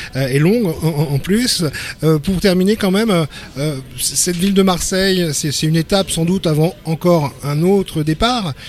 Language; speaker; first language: French; native; French